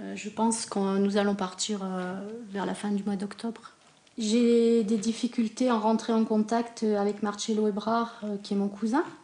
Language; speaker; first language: French; native; French